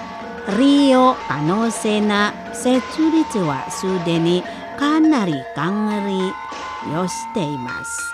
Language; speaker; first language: Japanese; non-native, learner; Indonesian